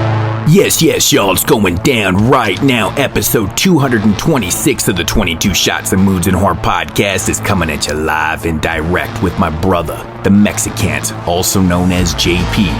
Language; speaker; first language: English; native; English